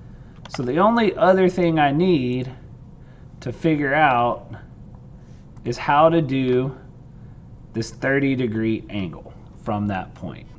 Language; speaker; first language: English; native; English